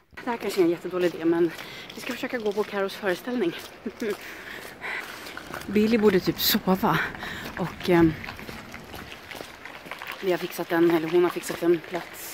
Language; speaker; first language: Swedish; native; Swedish